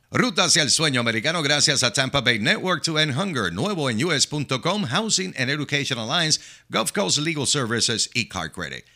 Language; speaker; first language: Spanish; native; Spanish